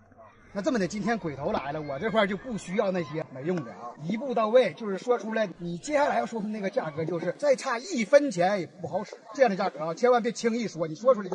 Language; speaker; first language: Chinese; native; Chinese